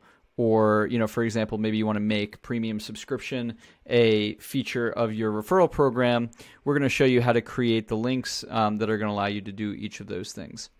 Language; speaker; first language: English; native; English